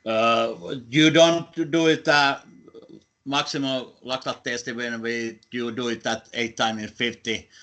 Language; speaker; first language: English; non-native, learner; Finnish